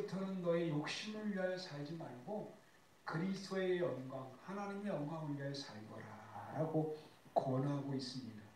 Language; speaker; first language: Korean; native; Korean